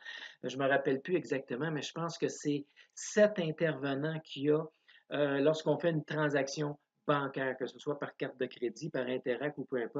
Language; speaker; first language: French; native; French